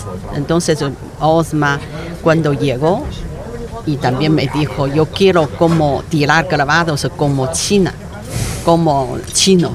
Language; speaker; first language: Spanish; non-native, learner; Chinese